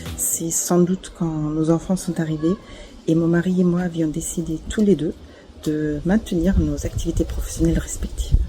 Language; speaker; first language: French; non-native, fluent; German